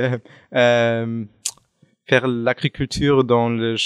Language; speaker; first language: French; non-native, fluent; German